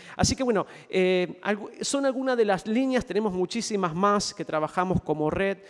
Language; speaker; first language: Spanish; native; Spanish